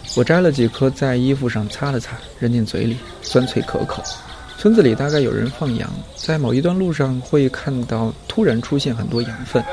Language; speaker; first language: Chinese; native; Chinese